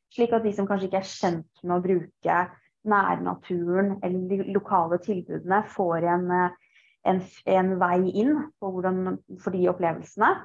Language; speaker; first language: Norwegian; early bilingual, other home language; Persian